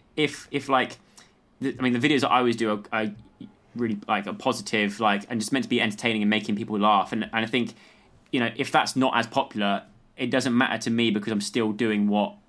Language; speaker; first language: English; native; English